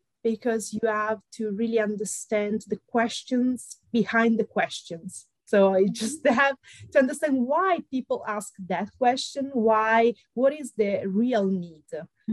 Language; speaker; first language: English; non-native, fluent; Italian